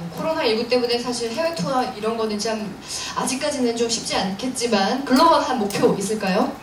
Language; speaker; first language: Korean; native; Korean